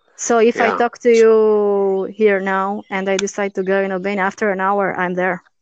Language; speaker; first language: English; non-native, learner; Albanian